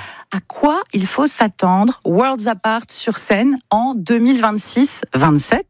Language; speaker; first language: French; native; French